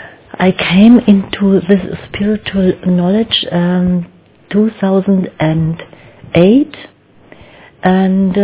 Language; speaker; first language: English; non-native, learner; German